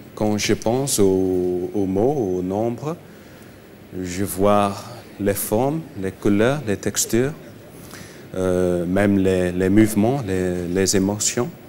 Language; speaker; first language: French; non-native, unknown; English